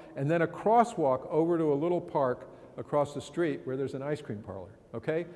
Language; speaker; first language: English; native; English